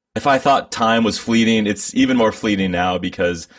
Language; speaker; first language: English; native; English